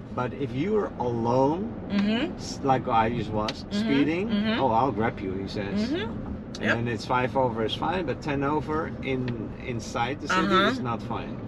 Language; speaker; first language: English; non-native, fluent; Dutch